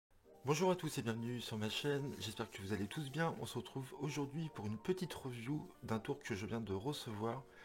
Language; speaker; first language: French; native; French